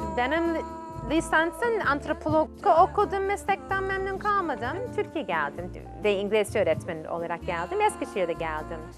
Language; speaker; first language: Turkish; non-native, fluent; English